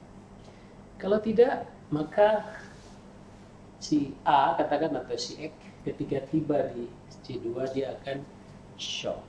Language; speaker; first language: Indonesian; native; Indonesian